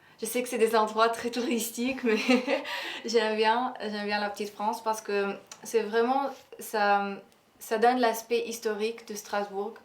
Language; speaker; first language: French; non-native, local second language; Arabic